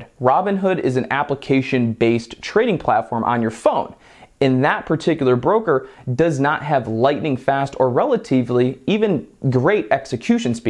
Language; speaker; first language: English; native; English